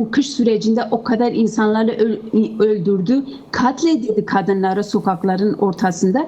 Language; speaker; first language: Turkish; non-native, fluent; Kurdish